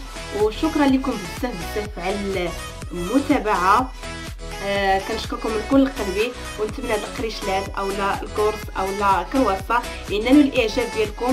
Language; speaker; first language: Arabic; native; Arabic